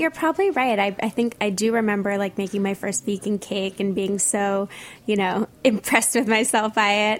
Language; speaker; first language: English; native; English